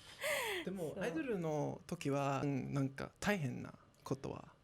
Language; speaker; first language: Japanese; non-native, learner; English